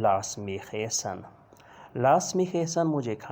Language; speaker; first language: German; non-native, learner; Urdu